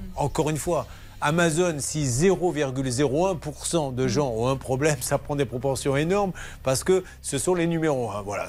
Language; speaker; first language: French; native; French